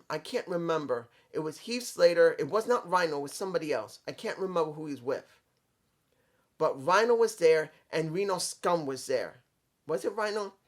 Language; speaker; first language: English; native; English